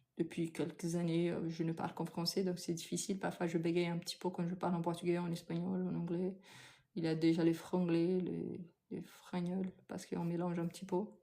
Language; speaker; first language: French; non-native, fluent; Portuguese